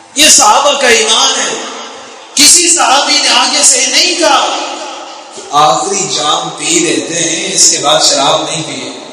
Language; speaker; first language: Urdu; native; Urdu